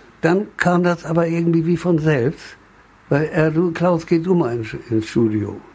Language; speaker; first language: German; native; German